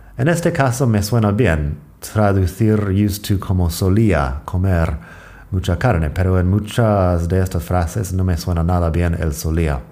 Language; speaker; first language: Spanish; non-native, fluent; English